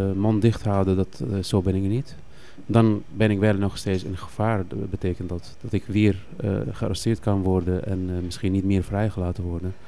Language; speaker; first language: Dutch; non-native, fluent; Arabic